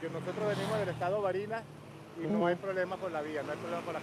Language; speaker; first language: Spanish; native; Spanish